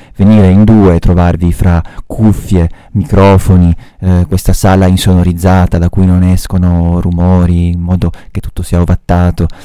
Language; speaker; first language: Italian; native; Italian